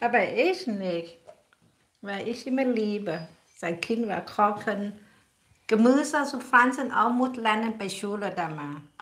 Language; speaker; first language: German; non-native, learner; Thai